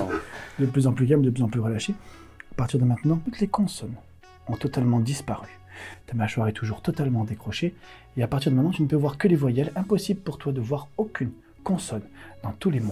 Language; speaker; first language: French; native; French